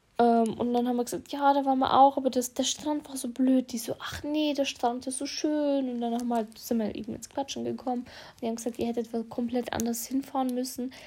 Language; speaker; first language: German; early bilingual, other home language; Russian